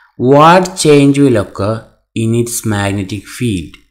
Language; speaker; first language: English; non-native, local second language; Malayalam